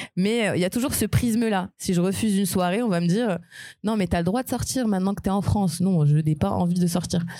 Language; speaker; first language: French; non-native, local second language; Arabic